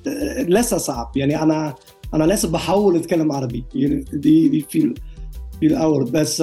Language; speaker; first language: Arabic; non-native, learner; Dutch